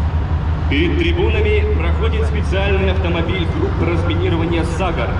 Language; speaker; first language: Russian; native; Russian